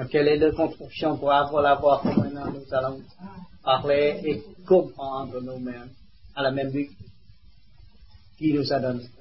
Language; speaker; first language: French; non-native, learner; Vietnamese